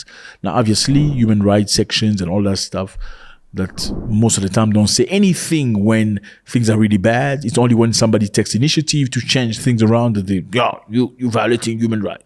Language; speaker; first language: English; non-native, fluent; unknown